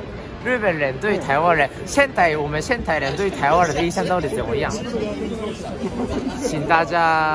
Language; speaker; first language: Chinese; non-native, fluent; Japanese